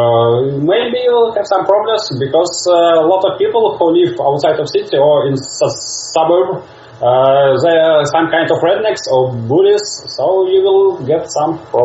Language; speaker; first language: English; non-native, learner; Russian